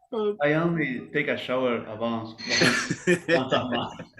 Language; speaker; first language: English; non-native, learner; Spanish